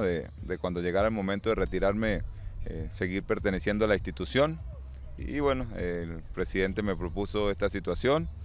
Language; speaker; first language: Spanish; native; Spanish